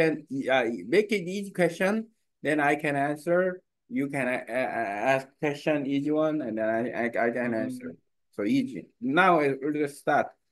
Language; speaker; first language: English; non-native, learner; Korean